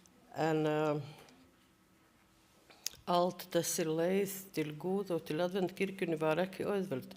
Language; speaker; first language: Icelandic; non-native, learner; Latvian